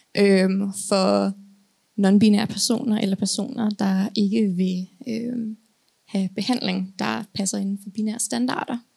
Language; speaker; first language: Danish; native; Danish